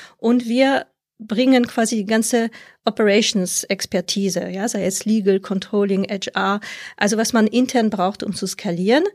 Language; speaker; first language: German; non-native, fluent; French